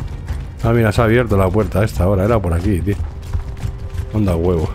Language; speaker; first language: Spanish; native; Spanish